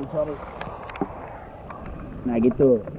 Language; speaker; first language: Indonesian; non-native, fluent; English